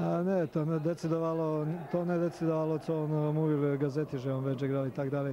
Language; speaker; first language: Polish; non-native, learner; Serbian